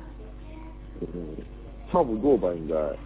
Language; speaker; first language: Chinese; non-native, learner; Korean